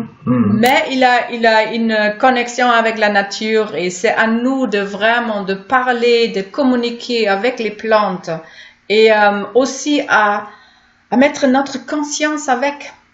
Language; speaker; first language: French; non-native, fluent; German